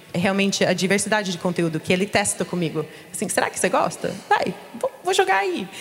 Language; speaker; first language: Portuguese; non-native, fluent; English